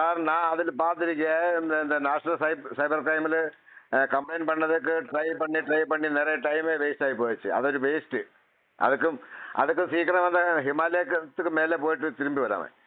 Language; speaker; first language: Tamil; non-native, learner; Malayalam